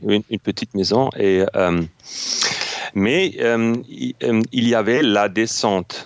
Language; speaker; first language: French; non-native, fluent; German